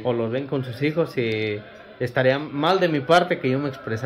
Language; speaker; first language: Spanish; native; Spanish